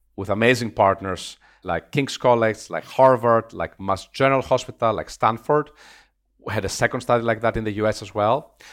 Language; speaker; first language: English; non-native, fluent; Greek